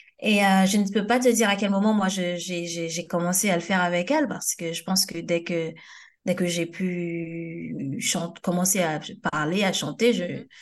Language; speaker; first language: French; non-native, local second language; Haitian Creole